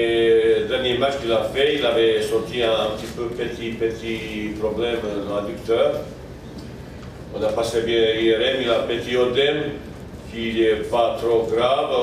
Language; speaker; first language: French; non-native, fluent; Bosnian